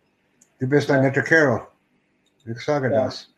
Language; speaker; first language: German; non-native, learner; English